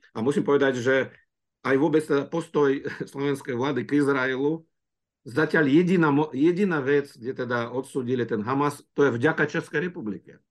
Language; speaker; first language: Slovak; non-native, fluent; Russian